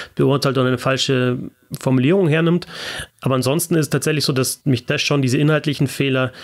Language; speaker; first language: German; native; German